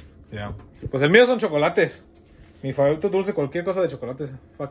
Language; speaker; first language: Spanish; early bilingual, heritage; Spanish